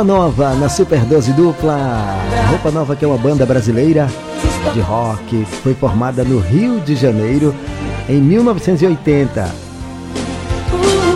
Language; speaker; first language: Portuguese; native; Portuguese